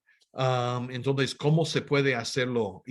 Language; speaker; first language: Spanish; non-native, fluent; English